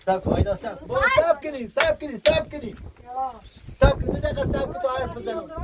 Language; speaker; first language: Persian; non-native, local second language; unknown